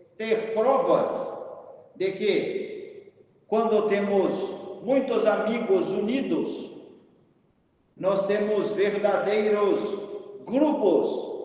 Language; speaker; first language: Portuguese; non-native, fluent; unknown